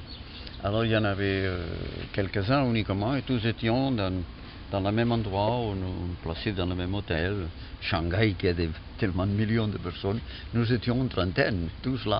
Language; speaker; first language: French; non-native, fluent; Catalan